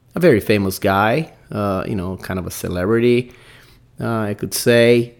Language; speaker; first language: English; non-native, fluent; Portuguese